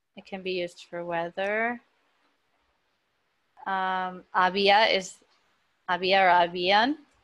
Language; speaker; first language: Spanish; non-native, fluent; English